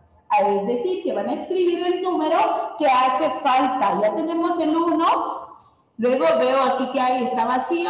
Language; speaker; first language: Spanish; native; Spanish